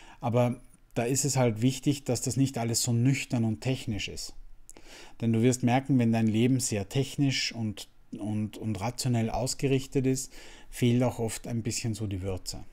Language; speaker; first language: German; native; German